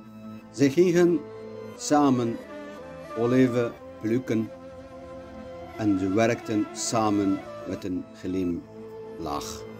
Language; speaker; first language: Dutch; non-native, learner; Kurdish